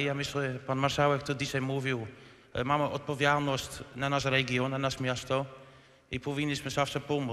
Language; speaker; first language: Polish; non-native, fluent; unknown